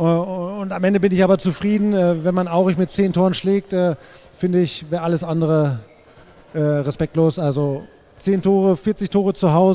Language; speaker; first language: German; native; German